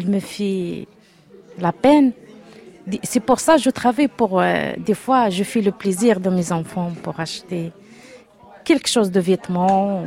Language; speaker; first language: French; non-native, learner; Arabic